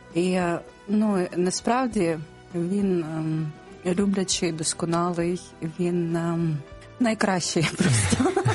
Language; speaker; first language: Ukrainian; non-native, local second language; Russian